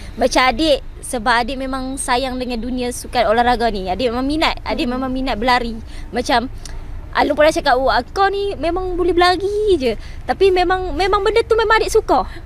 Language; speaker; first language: Malay; native; Malay